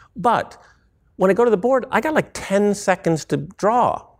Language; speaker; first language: English; native; English